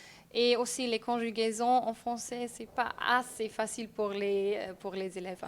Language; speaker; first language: French; non-native, fluent; German